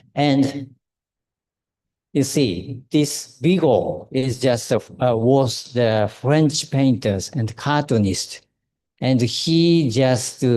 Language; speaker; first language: English; non-native, fluent; Japanese